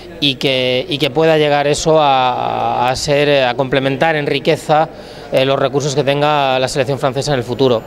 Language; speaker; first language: Spanish; native; Spanish